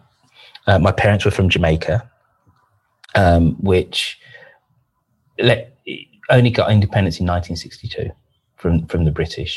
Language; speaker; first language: English; native; English